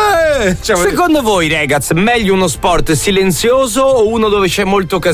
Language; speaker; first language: Italian; native; Italian